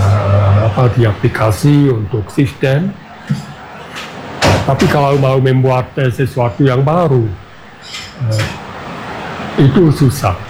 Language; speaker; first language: Indonesian; non-native, fluent; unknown